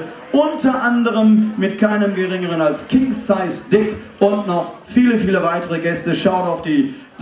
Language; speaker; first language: German; native; German